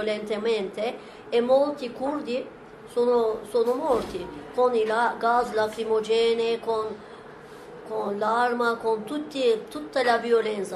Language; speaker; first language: Italian; non-native, fluent; Turkish